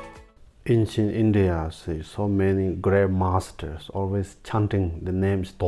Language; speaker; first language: English; non-native, learner; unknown